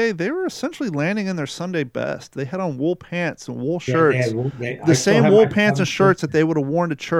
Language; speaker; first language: English; native; English